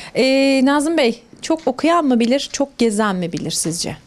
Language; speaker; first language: Turkish; native; Turkish